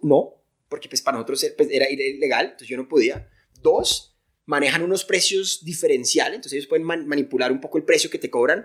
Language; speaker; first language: Spanish; native; Spanish